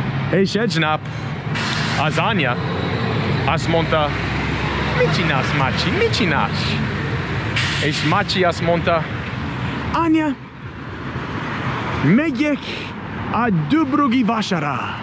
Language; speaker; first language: Hungarian; non-native, learner; English